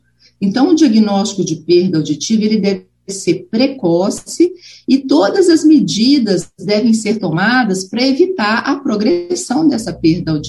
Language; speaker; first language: Portuguese; native; Portuguese